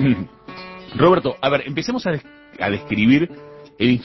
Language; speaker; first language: Spanish; native; Spanish